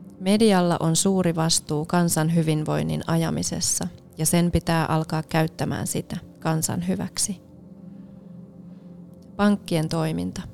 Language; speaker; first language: Finnish; native; Finnish